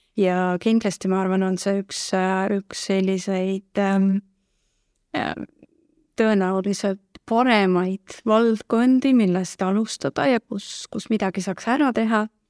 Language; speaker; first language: Estonian; non-native, local second language; Russian